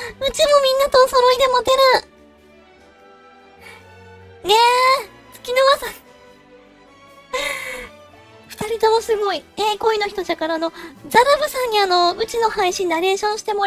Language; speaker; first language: Japanese; native; Japanese